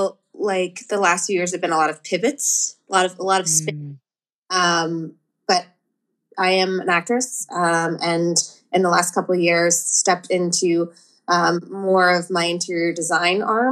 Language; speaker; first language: English; native; English